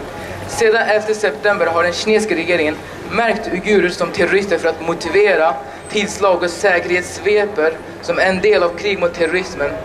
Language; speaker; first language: Swedish; non-native, learner; Uyghur